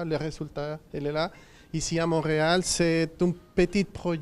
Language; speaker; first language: French; non-native, fluent; Spanish